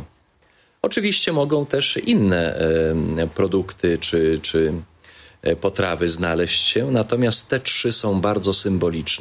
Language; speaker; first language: Polish; native; Polish